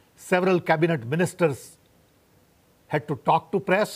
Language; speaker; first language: English; non-native, local second language; Gujarati